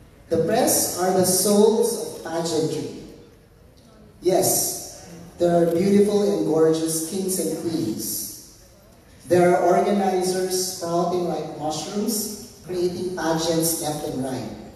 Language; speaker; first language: English; non-native, local second language; Filipino